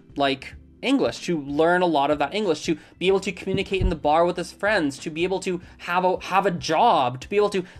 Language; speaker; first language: English; native; English